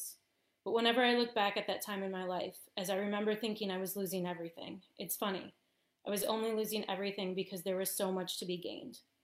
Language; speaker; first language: English; native; English